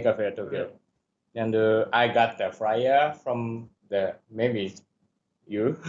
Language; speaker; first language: English; non-native, learner; Japanese